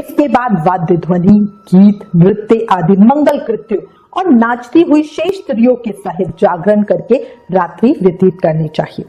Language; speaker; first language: Hindi; native; Hindi